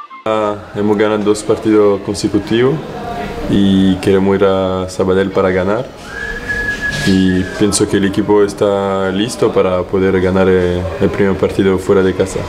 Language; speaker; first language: Spanish; non-native, learner; French